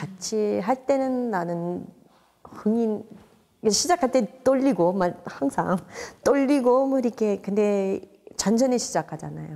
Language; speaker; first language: Korean; non-native, fluent; English